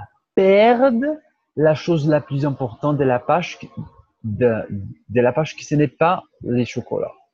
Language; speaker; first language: French; non-native, fluent; Portuguese